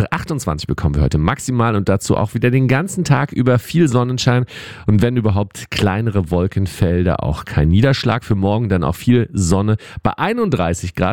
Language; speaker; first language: German; native; German